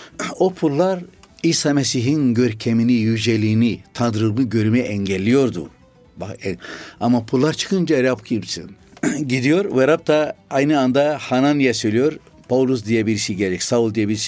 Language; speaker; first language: Turkish; non-native, fluent; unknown